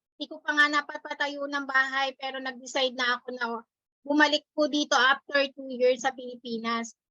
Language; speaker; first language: Filipino; native; Filipino